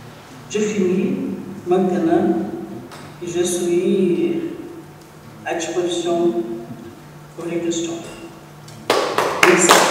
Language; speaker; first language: French; non-native, learner; Portuguese